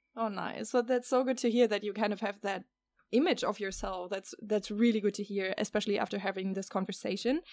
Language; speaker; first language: English; non-native, fluent; German